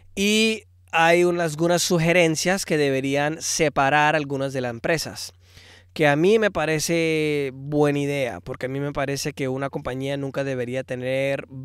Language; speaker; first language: Spanish; early bilingual, heritage; Spanish